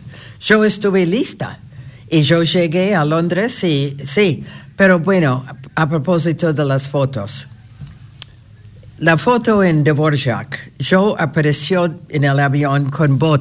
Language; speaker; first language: Spanish; non-native, fluent; English